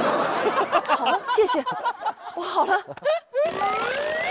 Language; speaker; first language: Chinese; native; Chinese